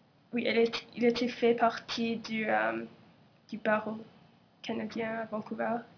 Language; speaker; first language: French; non-native, local second language; English